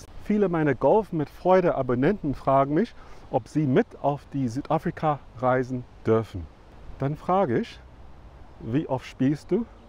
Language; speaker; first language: German; non-native, fluent; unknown